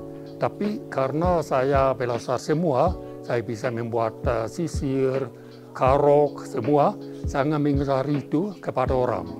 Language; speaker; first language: Indonesian; non-native, fluent; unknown